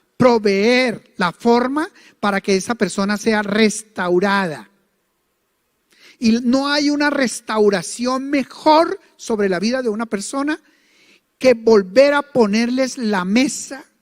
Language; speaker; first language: Spanish; native; Spanish